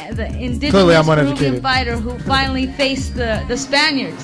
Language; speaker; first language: English; early bilingual, other home language; Spanish